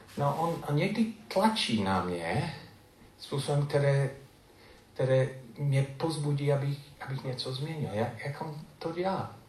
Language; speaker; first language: Czech; non-native, fluent; English